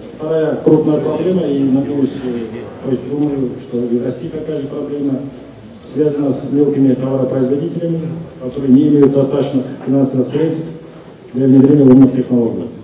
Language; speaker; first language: Russian; non-native, local second language; Kazakh